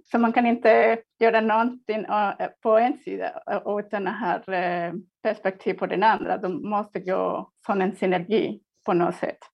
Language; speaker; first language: Swedish; non-native, fluent; Spanish